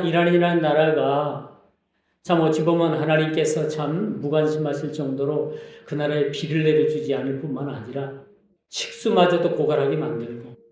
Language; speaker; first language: Korean; native; Korean